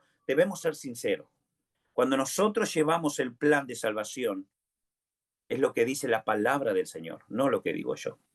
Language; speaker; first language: Spanish; native; Spanish